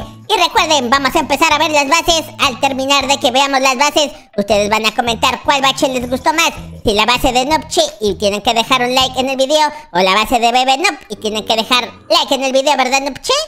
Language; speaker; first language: Spanish; native; Spanish